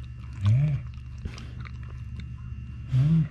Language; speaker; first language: Japanese; native; Japanese